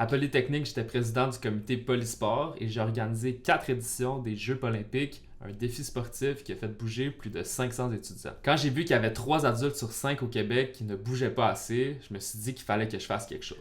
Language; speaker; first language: French; native; French